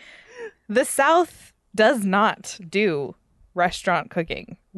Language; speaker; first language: English; native; English